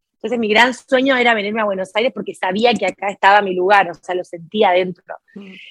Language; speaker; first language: Spanish; native; Spanish